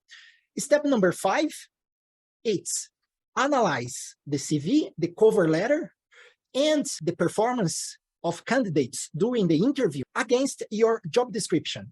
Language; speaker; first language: English; non-native, fluent; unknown